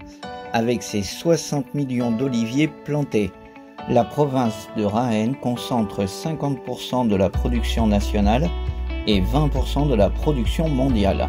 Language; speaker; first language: French; native; French